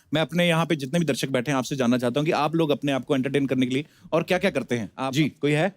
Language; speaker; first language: Hindi; non-native, local second language; Punjabi